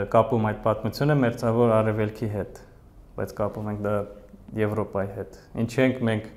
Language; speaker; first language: Armenian; early bilingual, heritage; Armenian